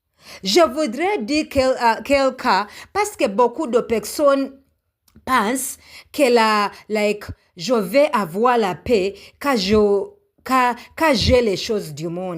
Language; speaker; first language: French; non-native, learner; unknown